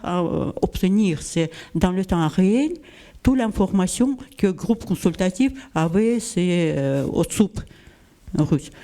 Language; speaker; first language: French; non-native, learner; Russian